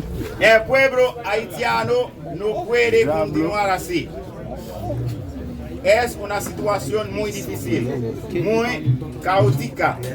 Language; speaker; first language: Spanish; non-native, local second language; Haitian Creole